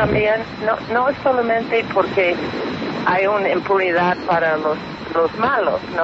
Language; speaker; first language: Spanish; non-native, fluent; English